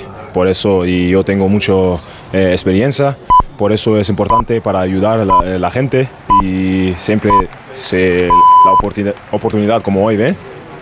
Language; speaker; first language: Spanish; non-native, learner; German